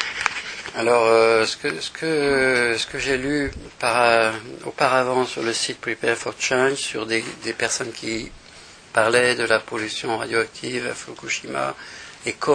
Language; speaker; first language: French; native; French